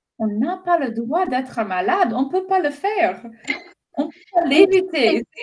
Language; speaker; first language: French; non-native, fluent; English